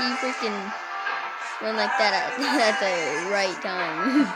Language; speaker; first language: English; native; English